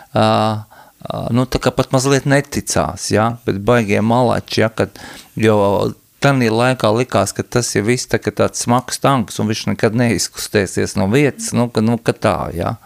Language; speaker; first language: Latvian; native; Latvian